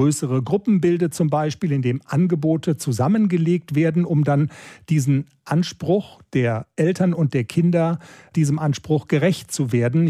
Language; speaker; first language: German; native; German